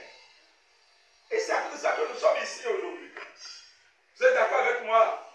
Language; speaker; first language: French; non-native, local second language; Fon